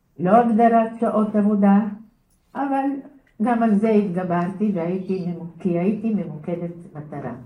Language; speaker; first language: Hebrew; early bilingual, other home language; Bulgarian